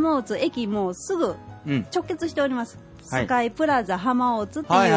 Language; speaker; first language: Japanese; native; Japanese